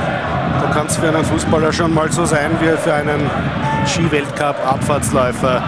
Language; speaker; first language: German; native; German